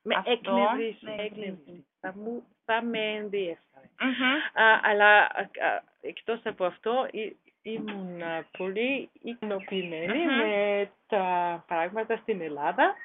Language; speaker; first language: Greek; non-native, learner; German